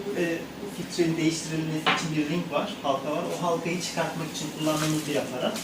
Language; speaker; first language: Turkish; native; Turkish